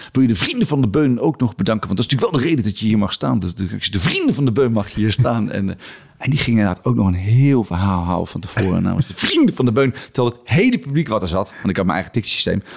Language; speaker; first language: Dutch; native; Dutch